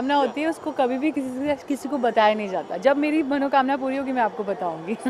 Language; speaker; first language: Hindi; native; Hindi